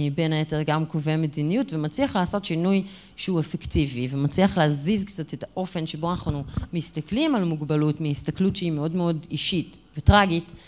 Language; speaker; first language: Hebrew; native; Hebrew